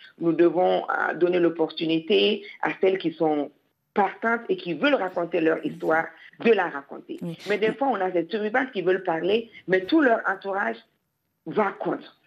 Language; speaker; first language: French; non-native, local second language; Bambara